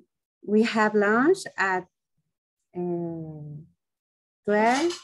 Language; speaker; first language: English; non-native, learner; Spanish